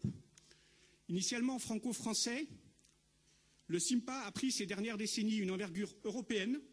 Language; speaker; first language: French; native; French